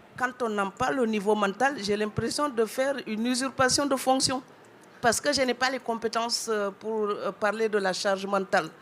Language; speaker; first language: French; non-native, local second language; Wolof